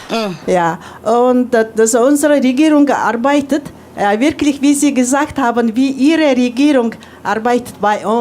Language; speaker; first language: German; non-native, learner; Mongolian